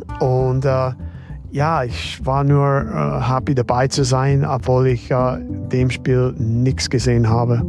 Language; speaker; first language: German; non-native, fluent; English